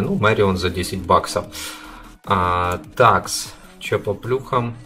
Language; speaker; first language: Russian; native; Russian